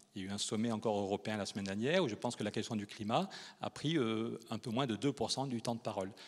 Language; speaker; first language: French; native; French